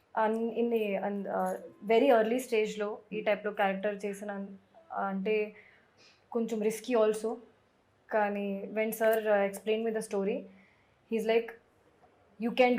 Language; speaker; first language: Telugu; non-native, fluent; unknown